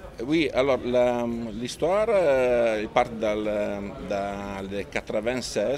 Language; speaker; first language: French; non-native, fluent; Italian